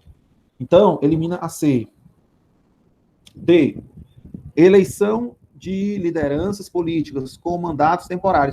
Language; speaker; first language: Portuguese; native; Portuguese